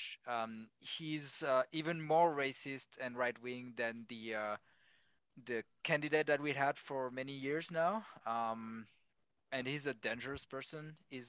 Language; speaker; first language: English; non-native, fluent; French